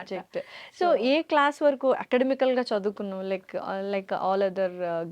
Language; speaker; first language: Telugu; native; Telugu